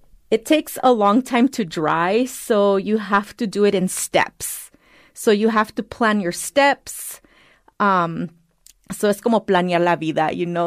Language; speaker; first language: English; early bilingual, other home language; Spanish